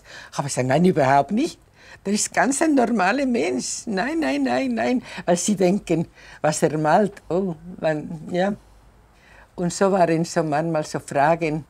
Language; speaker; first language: German; non-native, fluent; Spanish